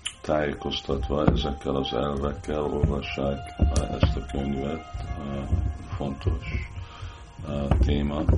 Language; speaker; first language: Hungarian; early bilingual, heritage; Hungarian